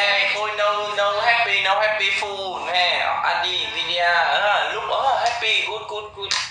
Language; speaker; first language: English; non-native, learner; Vietnamese